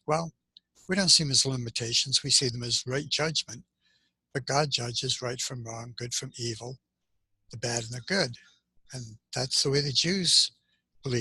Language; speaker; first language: English; native; English